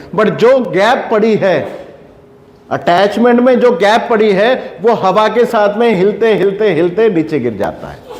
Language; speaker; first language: Hindi; non-native, local second language; Kannada